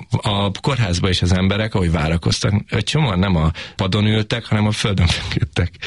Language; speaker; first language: Hungarian; native; Hungarian